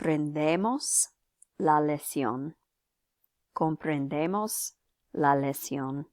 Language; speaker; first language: Spanish; non-native, fluent; English